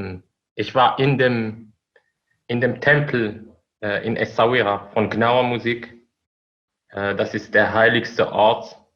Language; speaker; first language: German; non-native, fluent; Arabic